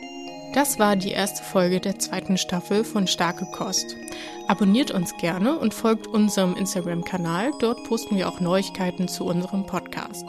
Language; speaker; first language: German; native; German